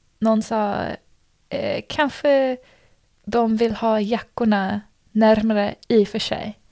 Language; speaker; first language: Swedish; non-native, learner; English